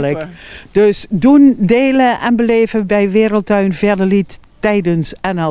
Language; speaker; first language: Dutch; native; Dutch